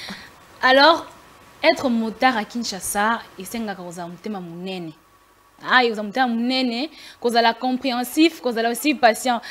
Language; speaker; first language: French; non-native, local second language; Lingala